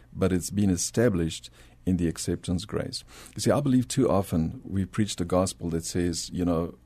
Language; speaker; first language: English; early bilingual, other home language; Spanish